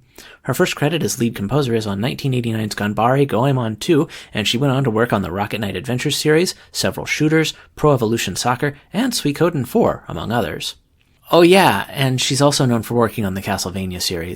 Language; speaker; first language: English; native; English